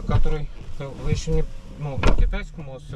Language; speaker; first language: Russian; non-native, local second language; Kyrgyz